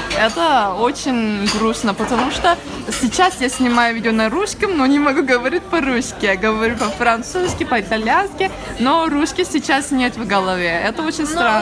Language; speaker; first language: Russian; non-native, learner; Turkish